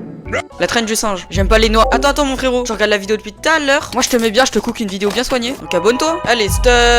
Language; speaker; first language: French; native; French